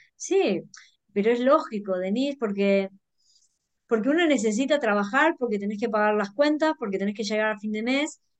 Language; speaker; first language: Spanish; native; Spanish